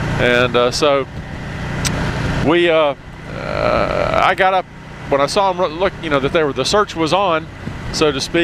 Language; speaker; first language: English; native; English